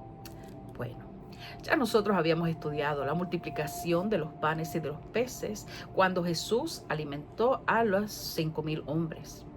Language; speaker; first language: Spanish; native; Spanish